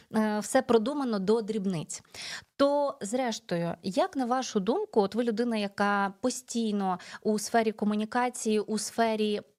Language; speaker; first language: Ukrainian; native; Ukrainian